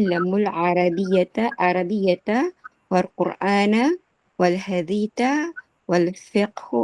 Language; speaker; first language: Arabic; non-native, learner; Filipino